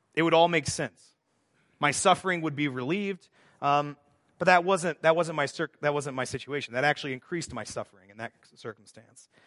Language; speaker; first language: English; native; English